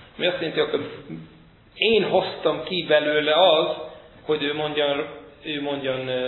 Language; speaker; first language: Hungarian; non-native, fluent; English